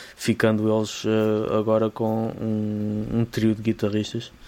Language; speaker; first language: Portuguese; native; Portuguese